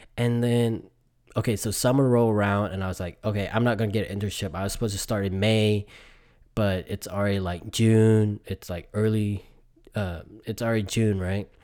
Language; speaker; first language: English; early bilingual, other home language; Vietnamese